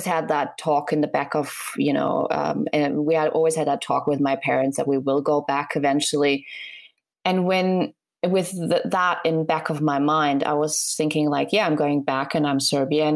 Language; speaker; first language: English; non-native, fluent; Serbian